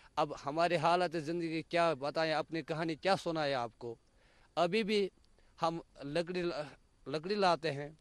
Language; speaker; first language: Hindi; non-native, local second language; Kashmiri